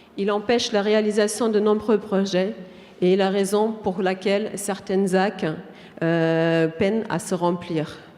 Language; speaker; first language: French; non-native, fluent; German